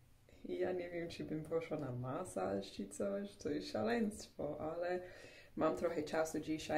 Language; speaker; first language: Polish; early bilingual, heritage; English